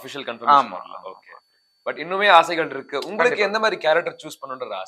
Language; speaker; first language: Tamil; native; Tamil